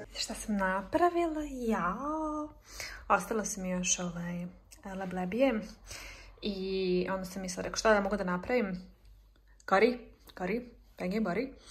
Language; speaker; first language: Serbian; early bilingual, heritage; Serbian